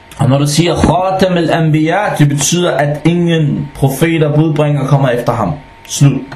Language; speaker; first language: Danish; non-native, fluent; Arabic